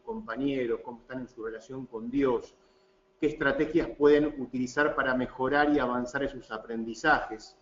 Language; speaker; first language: Spanish; native; Spanish